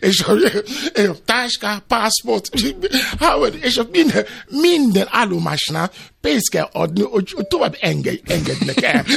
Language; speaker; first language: Hungarian; non-native, learner; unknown